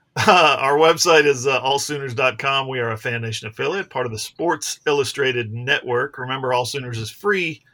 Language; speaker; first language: English; native; English